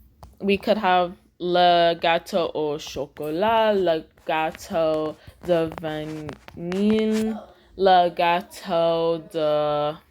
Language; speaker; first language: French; non-native, learner; English